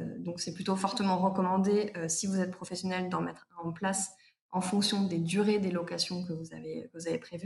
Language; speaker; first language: French; native; French